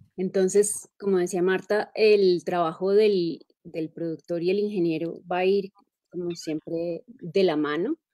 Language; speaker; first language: Spanish; native; Spanish